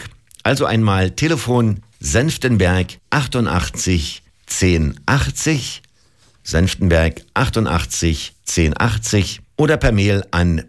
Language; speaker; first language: German; native; German